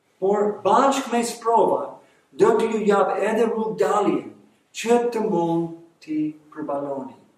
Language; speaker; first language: Albanian; non-native, fluent; English